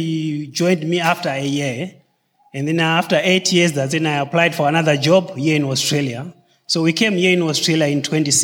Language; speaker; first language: English; non-native, local second language; Shona